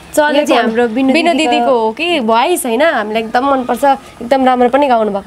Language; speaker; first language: Nepali; native; Nepali